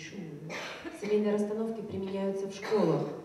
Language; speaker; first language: Russian; native; Russian